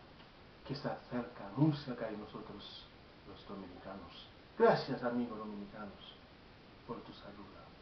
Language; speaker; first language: Spanish; non-native, learner; Haitian Creole